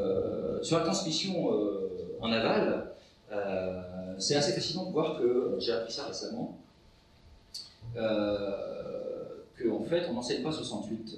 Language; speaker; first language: French; native; French